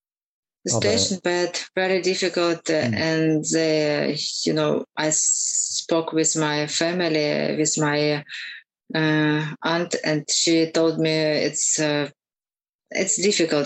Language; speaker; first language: English; non-native, learner; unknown